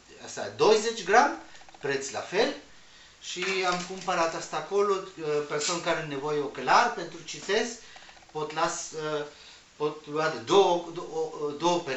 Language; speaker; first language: Romanian; non-native, learner; Spanish